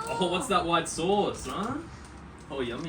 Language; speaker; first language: English; native; English